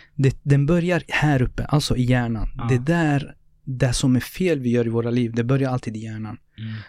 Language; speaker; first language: Swedish; native; Swedish